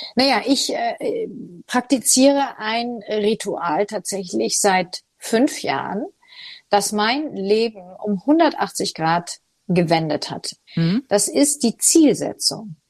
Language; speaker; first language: German; native; German